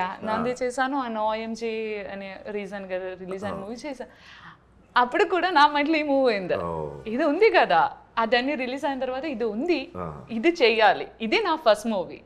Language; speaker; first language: Telugu; non-native, learner; Malayalam